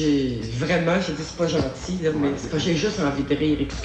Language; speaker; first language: French; native; French